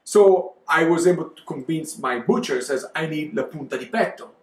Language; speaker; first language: English; non-native, fluent; Italian